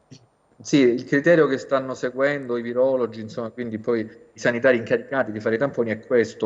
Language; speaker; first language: Italian; native; Italian